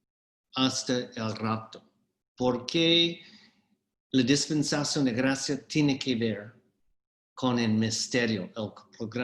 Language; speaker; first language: Spanish; non-native, fluent; English